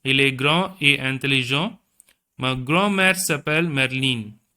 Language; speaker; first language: French; non-native, learner; Tamil